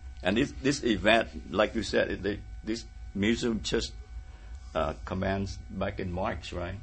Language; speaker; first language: English; non-native, fluent; Vietnamese